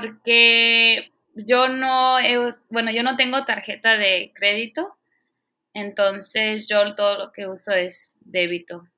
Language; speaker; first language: Spanish; early bilingual, heritage; Spanish